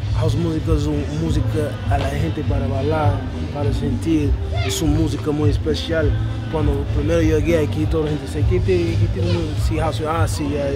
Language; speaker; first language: Spanish; non-native, learner; English